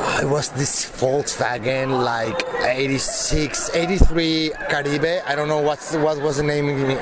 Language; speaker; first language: English; non-native, fluent; Spanish